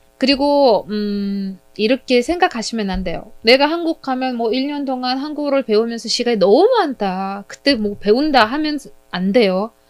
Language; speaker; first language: Korean; non-native, fluent; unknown